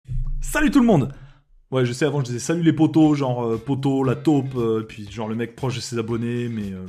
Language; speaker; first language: French; native; French